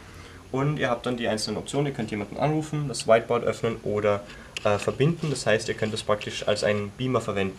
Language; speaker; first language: German; native; German